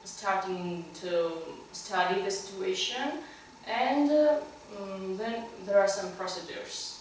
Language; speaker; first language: English; non-native, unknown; Georgian